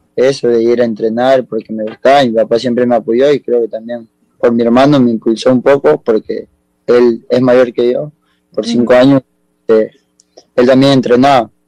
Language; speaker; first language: Spanish; native; Spanish